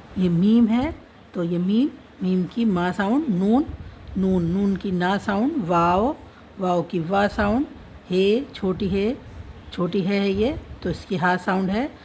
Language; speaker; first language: Hindi; native; Hindi